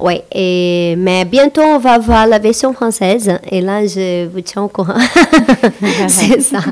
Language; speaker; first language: French; non-native, fluent; Portuguese